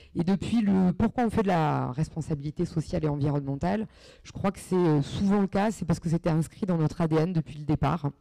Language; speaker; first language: French; native; French